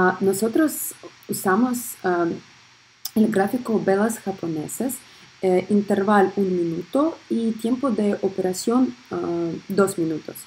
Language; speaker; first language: Spanish; early bilingual, heritage; Spanish